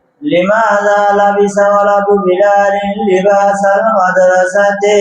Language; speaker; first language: Arabic; non-native, fluent; Bangla